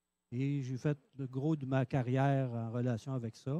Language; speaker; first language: French; native; French